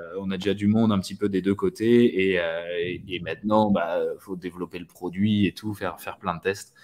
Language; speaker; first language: French; native; French